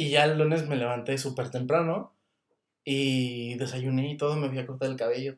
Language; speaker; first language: Spanish; native; Spanish